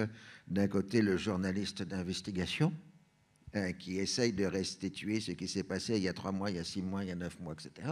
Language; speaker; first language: French; native; French